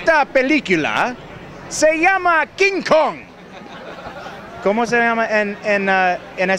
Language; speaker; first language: Spanish; non-native, learner; English